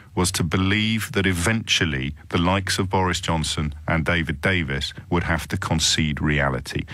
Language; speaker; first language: English; native; English